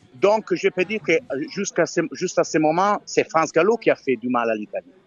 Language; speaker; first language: French; non-native, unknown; Italian